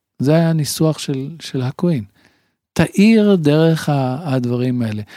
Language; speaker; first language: Hebrew; native; Hebrew